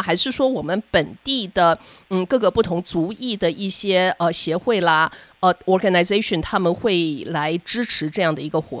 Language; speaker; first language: Chinese; native; Chinese